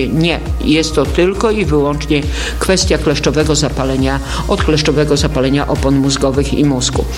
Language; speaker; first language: Polish; native; Polish